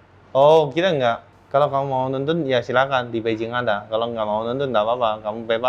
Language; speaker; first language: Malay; non-native, fluent; Chinese